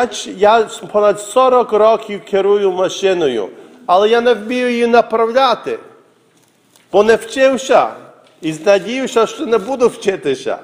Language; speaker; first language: Ukrainian; early bilingual, heritage; Ukrainian